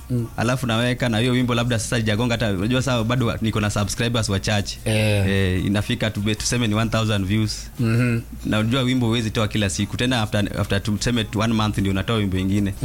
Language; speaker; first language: Swahili; non-native, local second language; Luo (Kenya and Tanzania)